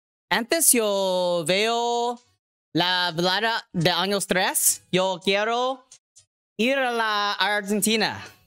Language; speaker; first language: Spanish; non-native, learner; English